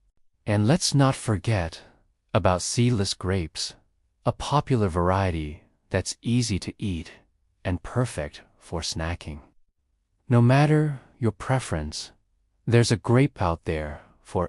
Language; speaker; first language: English; native; English